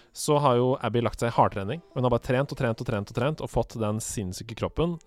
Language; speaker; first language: Norwegian; native; Norwegian